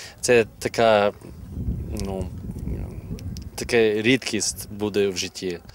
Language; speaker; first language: Ukrainian; early bilingual, heritage; Ukrainian